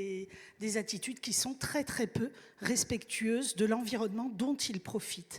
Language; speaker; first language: French; native; French